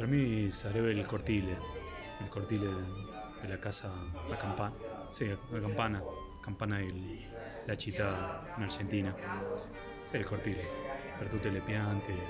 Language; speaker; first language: Italian; non-native, learner; Spanish